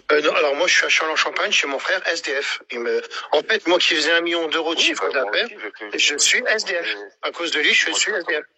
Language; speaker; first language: French; native; French